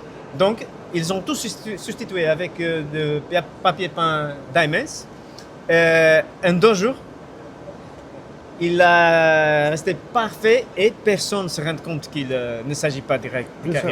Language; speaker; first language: French; non-native, fluent; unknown